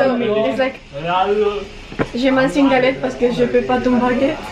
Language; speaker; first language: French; non-native, local second language; English